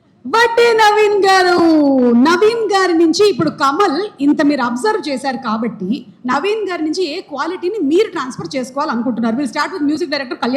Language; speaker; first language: Telugu; native; Telugu